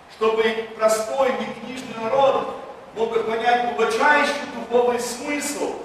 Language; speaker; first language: Russian; early bilingual, heritage; Russian